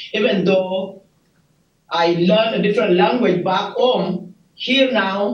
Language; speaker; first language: English; non-native, learner; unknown